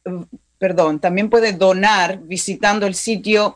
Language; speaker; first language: Spanish; native; Spanish